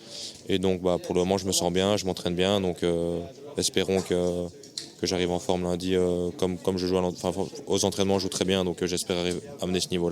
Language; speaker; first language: French; native; French